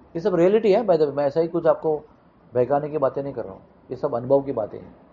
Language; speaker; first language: Hindi; non-native, local second language; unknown